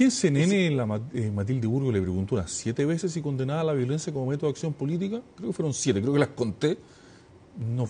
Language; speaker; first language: Spanish; native; Spanish